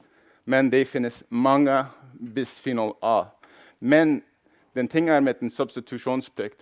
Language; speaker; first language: Norwegian; non-native, fluent; English